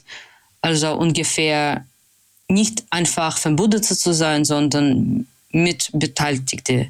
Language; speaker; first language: German; non-native, fluent; Russian